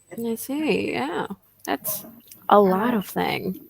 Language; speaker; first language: English; non-native, fluent; Khmer